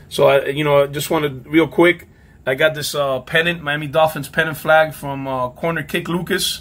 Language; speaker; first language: English; native; English